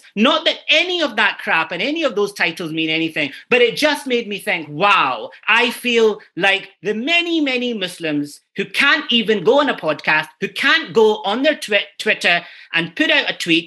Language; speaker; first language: English; native; English